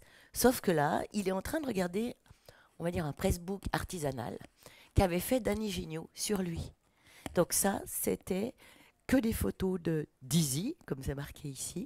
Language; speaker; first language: French; native; French